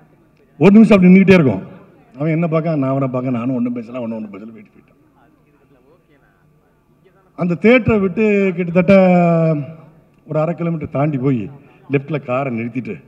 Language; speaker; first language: Tamil; native; Tamil